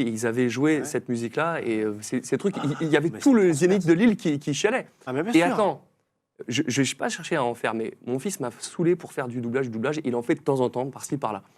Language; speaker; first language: French; native; French